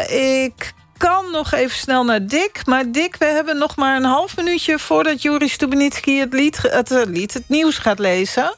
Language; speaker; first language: Dutch; native; Dutch